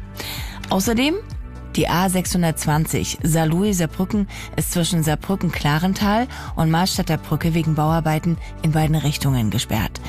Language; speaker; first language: German; native; German